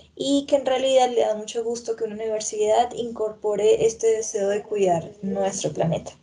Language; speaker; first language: Spanish; native; Spanish